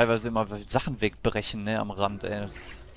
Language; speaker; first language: German; native; German